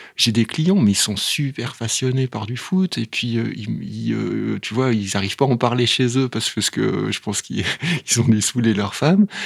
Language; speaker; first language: French; native; French